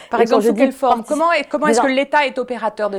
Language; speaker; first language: French; native; French